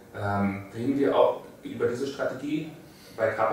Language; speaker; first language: German; native; German